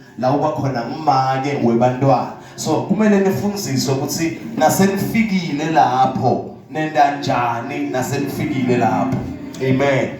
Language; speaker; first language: Zulu; non-native, local second language; Swati